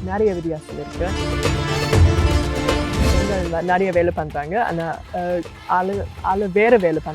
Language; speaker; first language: Tamil; non-native, learner; German